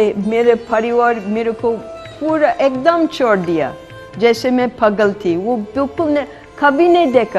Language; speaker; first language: Hindi; non-native, fluent; English